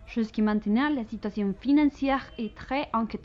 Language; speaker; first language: French; non-native, learner; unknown